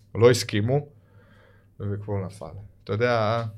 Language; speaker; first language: Hebrew; non-native, fluent; Croatian